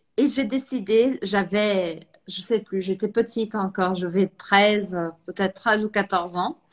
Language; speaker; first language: French; non-native, fluent; Portuguese